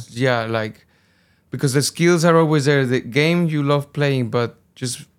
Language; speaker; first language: English; non-native, fluent; Spanish